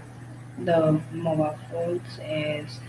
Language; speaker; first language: English; non-native, learner; Vietnamese